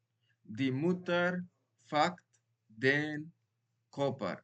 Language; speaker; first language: German; non-native, learner; Baluchi